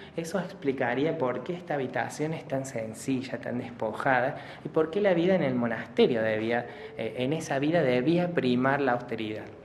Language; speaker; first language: Spanish; native; Spanish